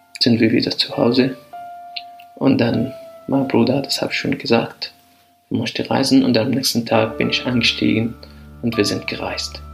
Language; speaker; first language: German; non-native, fluent; Arabic